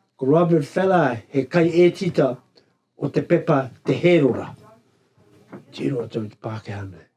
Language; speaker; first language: Māori; native; Māori